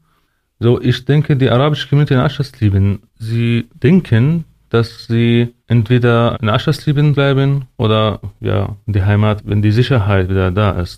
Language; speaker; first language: German; non-native, fluent; Arabic